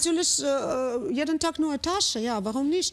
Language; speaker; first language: German; non-native, fluent; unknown